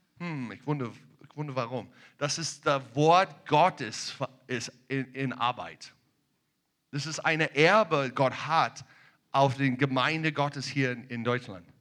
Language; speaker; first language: German; non-native, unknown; English